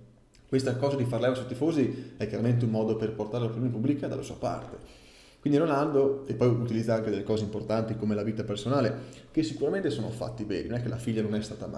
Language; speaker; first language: Italian; native; Italian